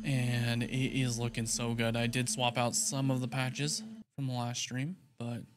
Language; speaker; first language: English; native; English